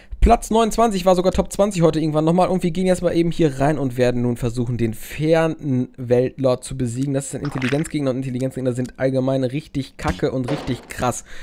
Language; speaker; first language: German; native; German